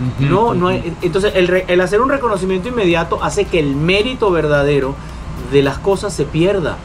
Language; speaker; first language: Spanish; native; Spanish